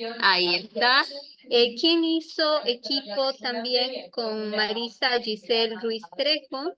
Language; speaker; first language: Spanish; native; Spanish